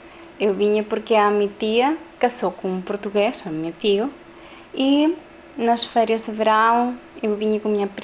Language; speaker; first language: Portuguese; non-native, learner; Spanish